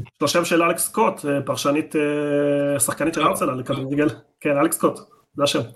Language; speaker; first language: Hebrew; native; Hebrew